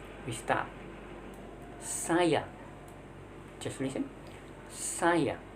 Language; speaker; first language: English; non-native, learner; Indonesian